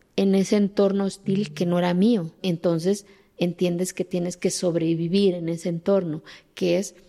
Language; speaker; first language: Spanish; early bilingual, other home language; Zapotec